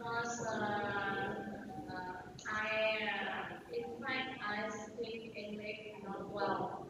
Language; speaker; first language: English; non-native, learner; Vietnamese